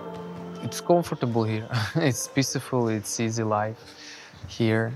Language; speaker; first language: English; non-native, fluent; Ukrainian